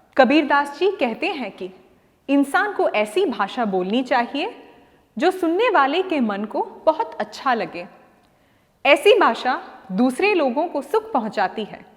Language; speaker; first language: Hindi; non-native, local second language; Malayalam